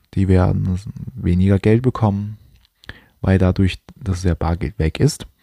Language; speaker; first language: German; non-native, fluent; Chinese